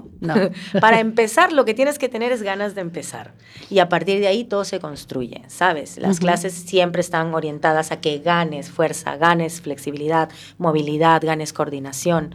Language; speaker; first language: Spanish; native; Spanish